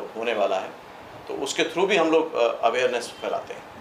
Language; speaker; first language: Hindi; native; Hindi